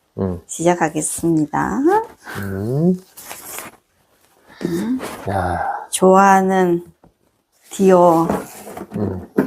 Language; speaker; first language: Korean; non-native, learner; Vietnamese